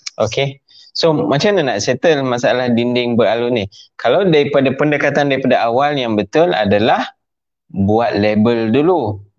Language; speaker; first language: Malay; native; Malay